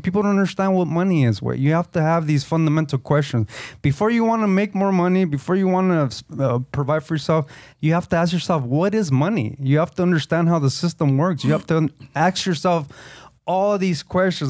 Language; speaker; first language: English; early bilingual, other home language; Spanish